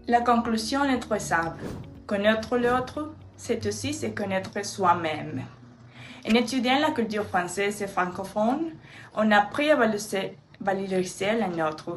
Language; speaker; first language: French; non-native, learner; Spanish